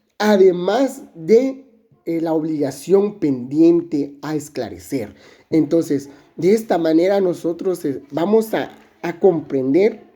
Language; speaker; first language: Spanish; native; Spanish